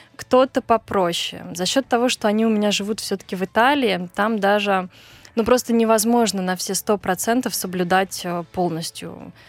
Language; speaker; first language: Russian; native; Russian